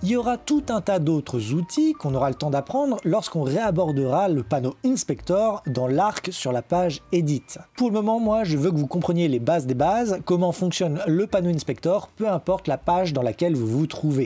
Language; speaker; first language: French; native; French